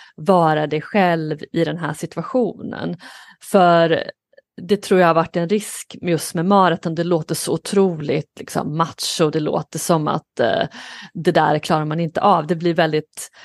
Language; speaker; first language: Swedish; native; Swedish